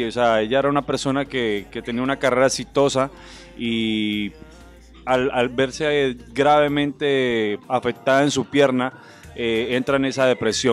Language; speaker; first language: Spanish; native; Spanish